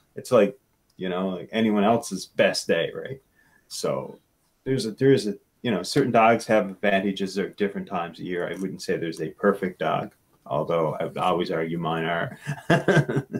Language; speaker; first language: English; native; English